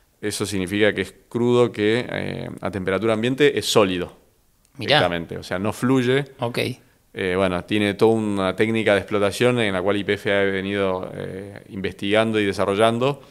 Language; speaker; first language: Spanish; native; Spanish